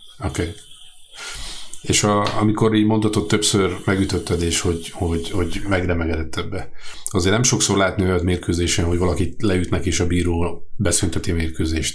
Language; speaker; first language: Hungarian; native; Hungarian